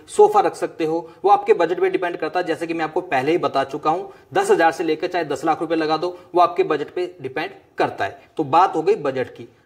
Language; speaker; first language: Hindi; native; Hindi